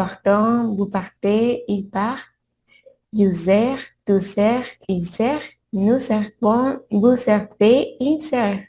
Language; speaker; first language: French; non-native, learner; Spanish